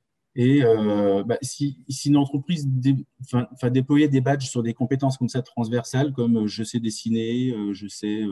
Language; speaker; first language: French; native; French